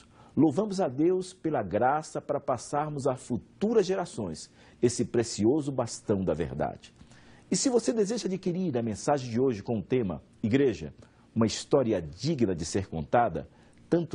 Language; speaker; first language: Portuguese; native; Portuguese